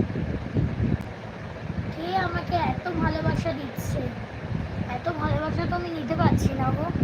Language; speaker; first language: Hindi; non-native, local second language; Bangla